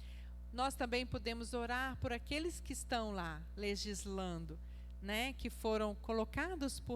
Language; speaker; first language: Portuguese; native; Portuguese